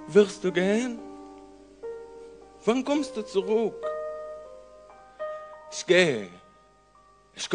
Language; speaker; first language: German; non-native, learner; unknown